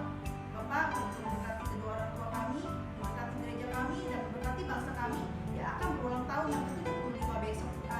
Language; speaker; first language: Indonesian; native; Indonesian